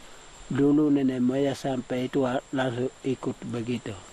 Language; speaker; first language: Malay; non-native, local second language; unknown